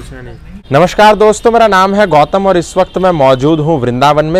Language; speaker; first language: Hindi; native; Hindi